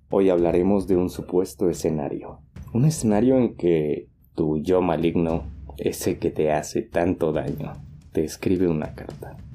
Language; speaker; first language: Spanish; native; Spanish